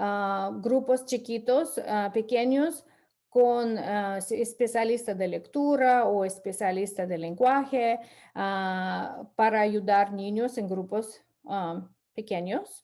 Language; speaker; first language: Spanish; non-native, fluent; English